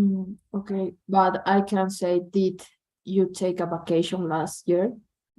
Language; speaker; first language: English; non-native, learner; Spanish